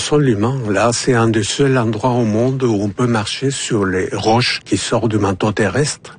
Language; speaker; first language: French; non-native, fluent; Spanish